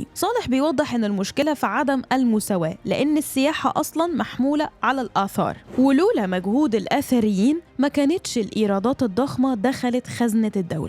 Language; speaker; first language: Arabic; native; Arabic